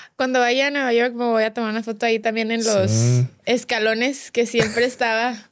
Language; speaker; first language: Spanish; native; Spanish